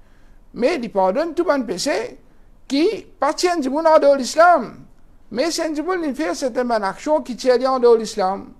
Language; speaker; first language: French; non-native, local second language; Morisyen